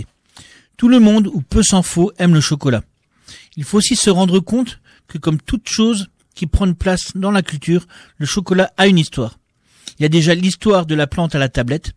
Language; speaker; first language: French; native; French